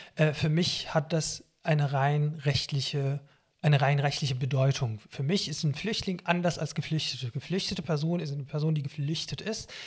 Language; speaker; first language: German; non-native, fluent; Arabic